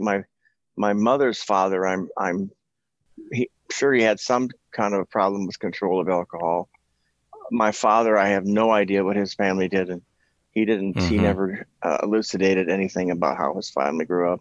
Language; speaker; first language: English; native; English